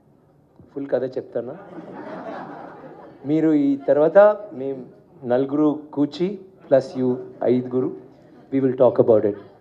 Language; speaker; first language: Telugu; non-native, learner; Tamil